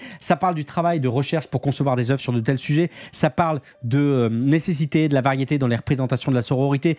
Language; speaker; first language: French; native; French